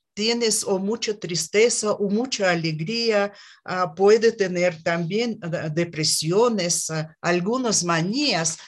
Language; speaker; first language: Spanish; non-native, learner; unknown